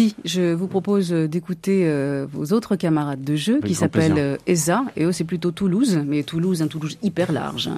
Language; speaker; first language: French; native; French